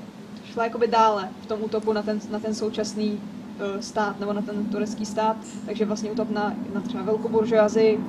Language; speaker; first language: Czech; native; Czech